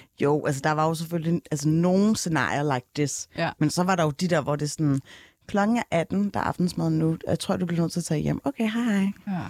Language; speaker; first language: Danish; native; Danish